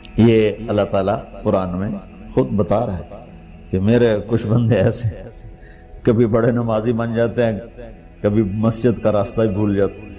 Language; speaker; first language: Urdu; non-native, local second language; Punjabi